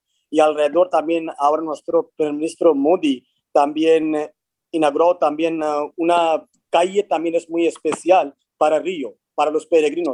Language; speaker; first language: Spanish; non-native, fluent; Hindi